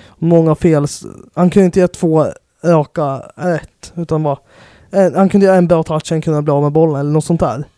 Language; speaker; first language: Swedish; native; Swedish